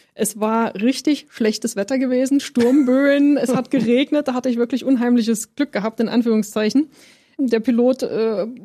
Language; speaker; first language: German; native; German